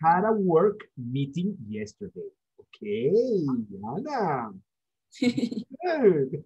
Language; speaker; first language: English; non-native, fluent; Spanish